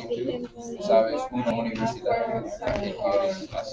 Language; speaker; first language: Spanish; non-native, learner; English